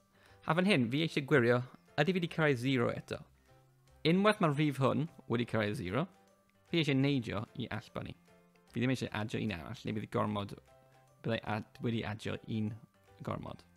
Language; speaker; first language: Welsh; native; Welsh